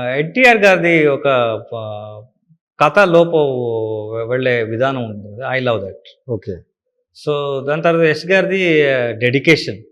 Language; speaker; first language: Telugu; non-native, learner; Kannada